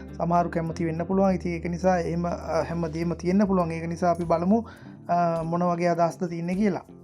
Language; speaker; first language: Sinhala; native; Sinhala